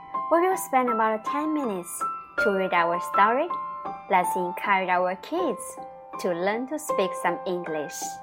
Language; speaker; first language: English; non-native, fluent; Chinese